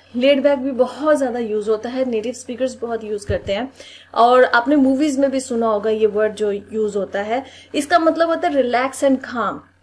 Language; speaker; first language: Urdu; native; Urdu